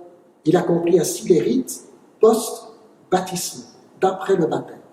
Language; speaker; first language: French; native; French